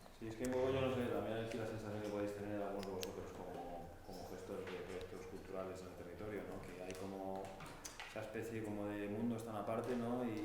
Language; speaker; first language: Spanish; native; Spanish